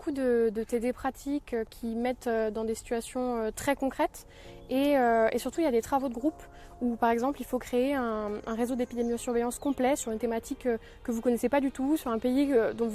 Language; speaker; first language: French; native; French